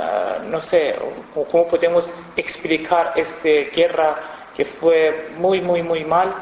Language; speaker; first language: Spanish; non-native, fluent; Persian